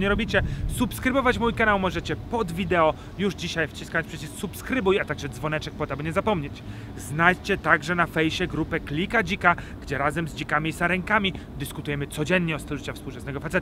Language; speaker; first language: Polish; native; Polish